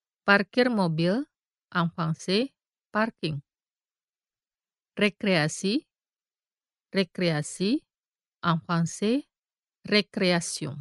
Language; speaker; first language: French; non-native, fluent; Indonesian